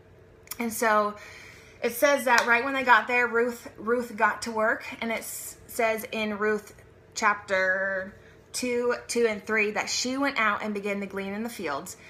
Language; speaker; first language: English; native; English